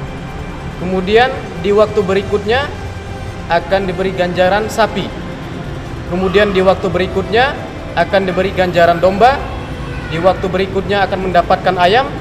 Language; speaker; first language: Indonesian; native; Indonesian